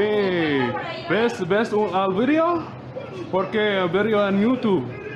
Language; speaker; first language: Spanish; non-native, learner; English